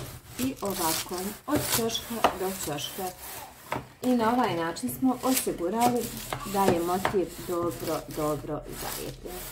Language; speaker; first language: Croatian; native; Croatian